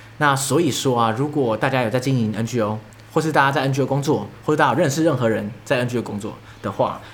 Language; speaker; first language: Chinese; native; Chinese